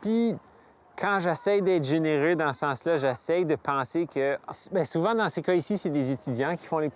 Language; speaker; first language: French; native; French